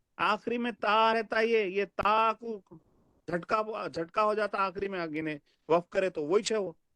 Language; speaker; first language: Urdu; native; Urdu